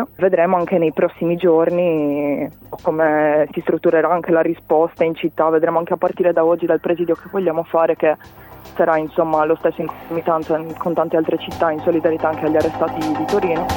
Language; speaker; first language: Italian; native; Italian